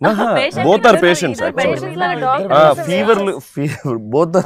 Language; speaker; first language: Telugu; non-native, local second language; Tamil